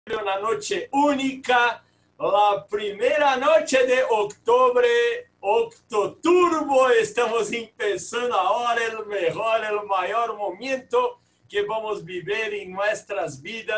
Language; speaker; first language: Spanish; non-native, fluent; Portuguese